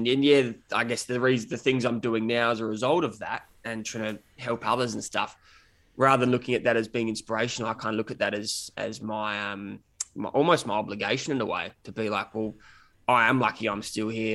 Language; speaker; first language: English; native; English